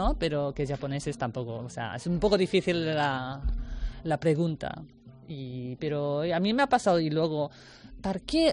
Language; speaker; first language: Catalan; non-native, learner; Japanese